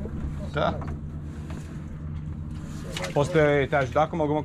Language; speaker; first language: Portuguese; non-native, learner; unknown